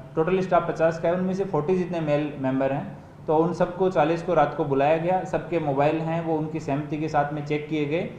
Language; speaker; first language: Hindi; non-native, local second language; Gujarati